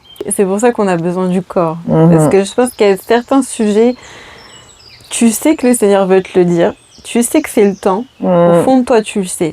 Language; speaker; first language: French; native; French